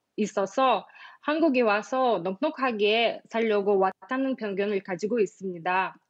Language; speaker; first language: Korean; non-native, fluent; Russian